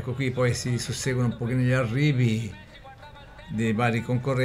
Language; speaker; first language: Italian; native; Italian